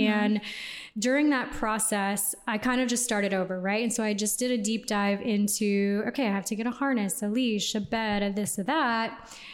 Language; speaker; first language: English; native; English